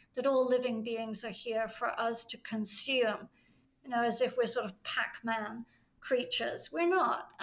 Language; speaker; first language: English; native; English